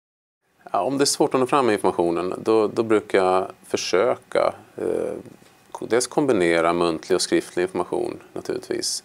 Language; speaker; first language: Swedish; native; Swedish